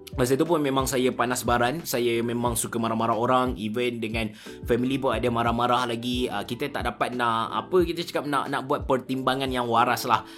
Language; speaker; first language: Malay; native; Malay